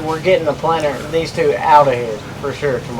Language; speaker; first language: English; native; English